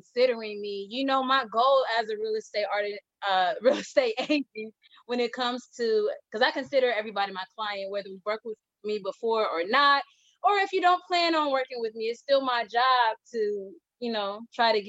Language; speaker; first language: English; native; English